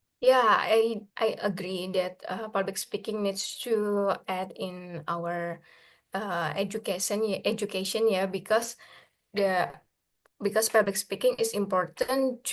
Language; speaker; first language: English; non-native, learner; Indonesian